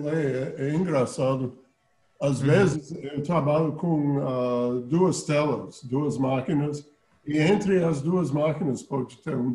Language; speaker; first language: Portuguese; non-native, fluent; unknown